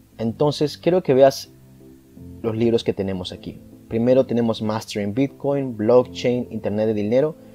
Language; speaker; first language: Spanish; native; Spanish